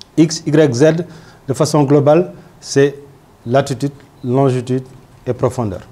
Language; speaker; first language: French; non-native, local second language; Wolof